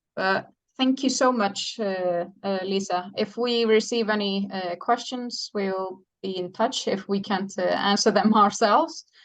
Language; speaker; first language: English; non-native, fluent; Icelandic